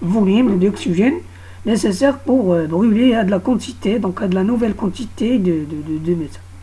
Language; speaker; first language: French; non-native, local second language; Arabic